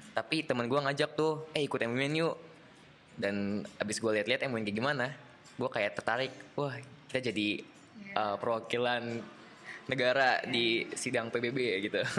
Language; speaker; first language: Indonesian; native; Indonesian